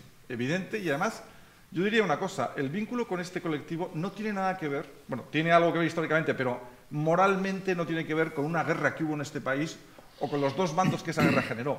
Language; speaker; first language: Spanish; native; Spanish